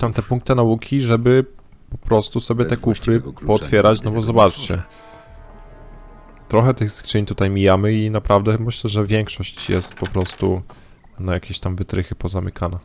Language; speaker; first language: Polish; native; Polish